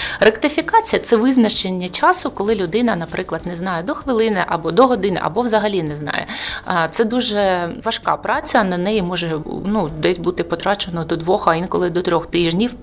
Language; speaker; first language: Ukrainian; non-native, local second language; Russian